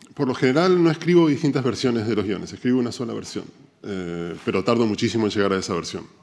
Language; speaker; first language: Spanish; native; Spanish